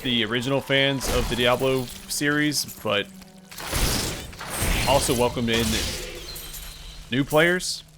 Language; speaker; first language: English; native; English